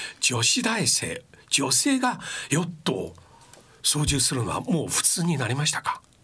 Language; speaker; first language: Japanese; non-native, fluent; Chinese